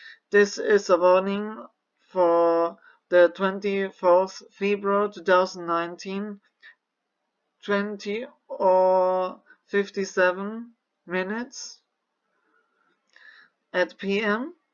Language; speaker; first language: English; non-native, learner; German